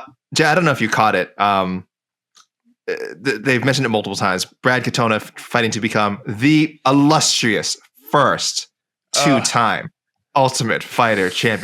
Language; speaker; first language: English; native; English